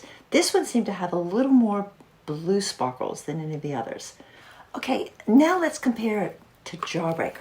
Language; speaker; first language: English; native; English